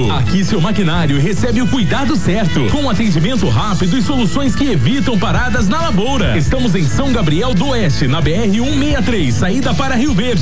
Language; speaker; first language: Portuguese; native; Portuguese